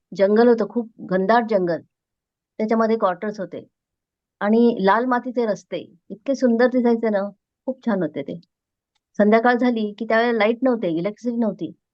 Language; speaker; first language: Marathi; non-native, local second language; Konkani